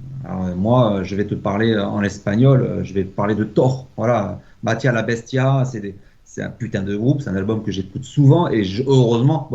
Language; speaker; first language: French; native; French